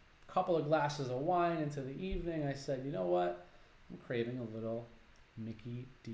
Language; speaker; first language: English; native; English